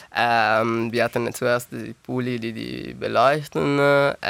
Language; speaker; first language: German; non-native, learner; Italian